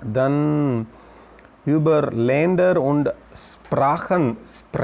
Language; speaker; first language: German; non-native, learner; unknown